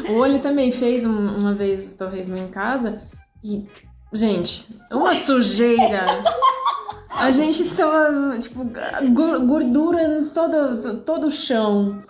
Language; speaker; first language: Portuguese; non-native, fluent; Russian